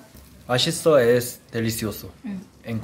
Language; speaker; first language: Spanish; non-native, learner; Korean